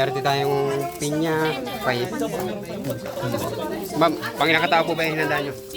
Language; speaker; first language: Filipino; native; Filipino